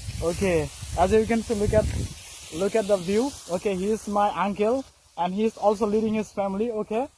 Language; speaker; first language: English; non-native, local second language; Bangla